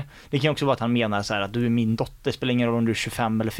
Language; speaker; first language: Swedish; native; Swedish